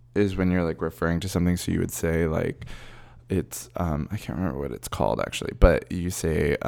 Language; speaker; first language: English; native; English